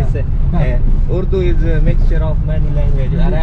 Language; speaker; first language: English; non-native, learner; Urdu